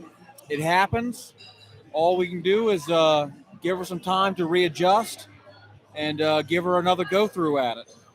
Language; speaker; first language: English; native; English